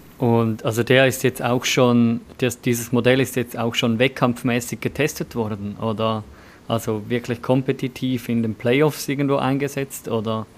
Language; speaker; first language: German; native; German